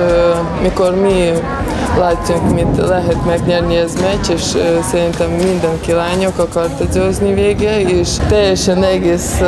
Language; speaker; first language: Hungarian; non-native, learner; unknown